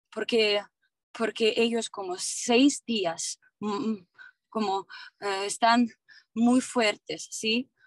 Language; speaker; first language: Spanish; non-native, learner; Ukrainian